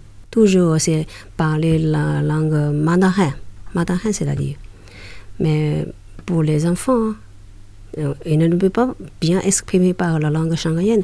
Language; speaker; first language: French; non-native, learner; Chinese